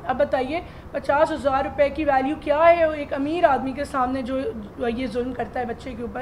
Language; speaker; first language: Urdu; native; Urdu